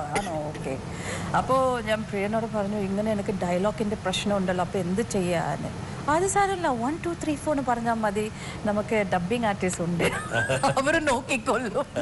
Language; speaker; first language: Malayalam; non-native, fluent; Tamil